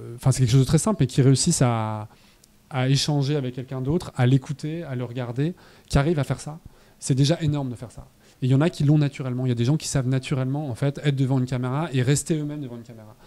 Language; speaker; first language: French; native; French